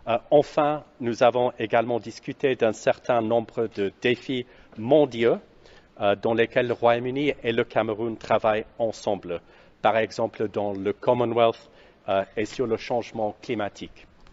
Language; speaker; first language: French; non-native, fluent; English